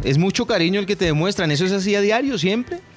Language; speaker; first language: Spanish; native; Spanish